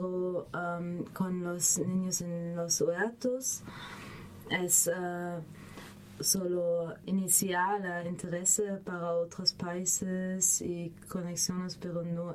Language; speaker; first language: Spanish; non-native, learner; German